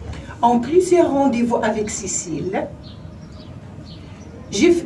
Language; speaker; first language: French; non-native, learner; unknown